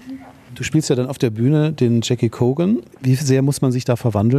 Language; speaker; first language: German; native; German